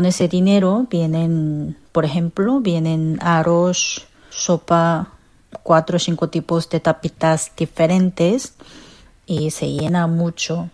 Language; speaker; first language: Spanish; non-native, fluent; Korean